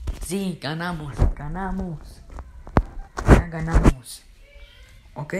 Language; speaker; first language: Spanish; early bilingual, heritage; Spanish